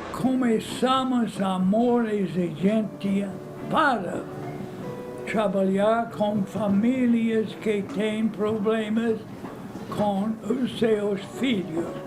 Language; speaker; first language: Portuguese; non-native, fluent; English